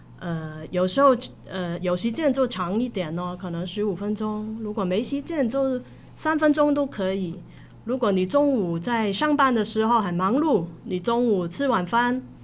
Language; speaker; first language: Chinese; non-native, local second language; Cantonese